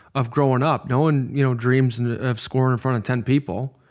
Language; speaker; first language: English; native; English